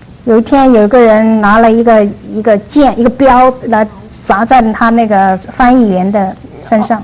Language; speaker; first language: Chinese; native; Chinese